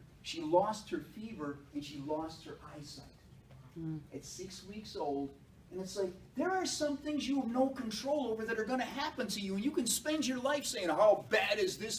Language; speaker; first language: English; native; English